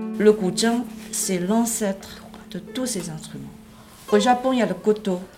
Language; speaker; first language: French; non-native, fluent; Chinese